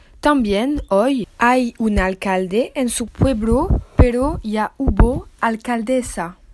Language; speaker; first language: Spanish; non-native, learner; French